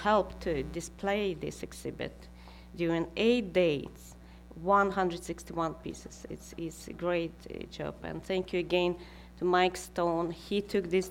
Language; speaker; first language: English; non-native, fluent; Kazakh